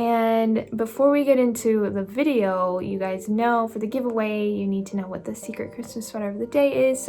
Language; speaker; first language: English; native; English